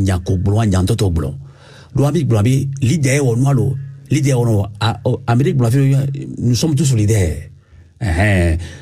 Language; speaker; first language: French; non-native, local second language; Ewe